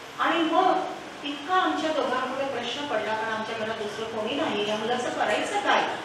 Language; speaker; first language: Marathi; non-native, local second language; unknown